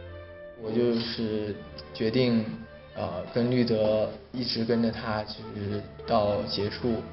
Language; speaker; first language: Chinese; native; Chinese